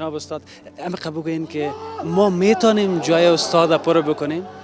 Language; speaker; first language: Persian; native; Persian